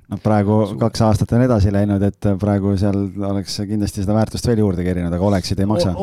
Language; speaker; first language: Estonian; native; Estonian